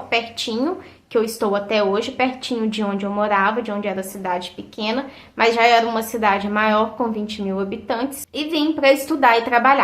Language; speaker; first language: Portuguese; native; Portuguese